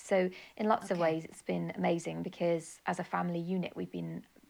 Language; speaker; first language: English; native; English